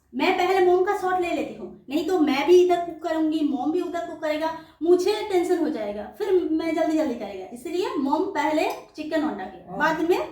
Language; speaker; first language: Hindi; non-native, local second language; Bangla